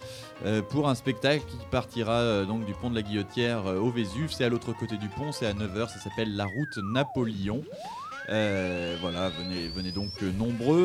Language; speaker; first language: French; native; French